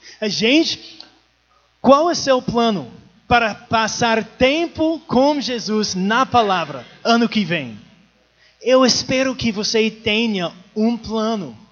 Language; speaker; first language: Portuguese; non-native, learner; English